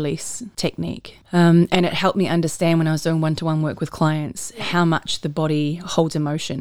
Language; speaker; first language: English; native; English